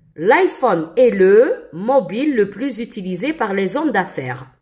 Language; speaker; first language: French; non-native, local second language; Arabic